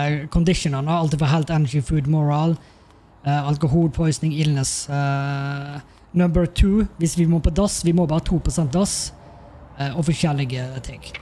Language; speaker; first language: Norwegian; native; Norwegian